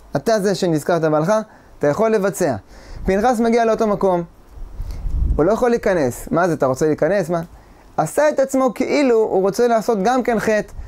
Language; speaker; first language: Hebrew; native; Hebrew